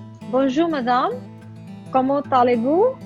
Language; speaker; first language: French; non-native, learner; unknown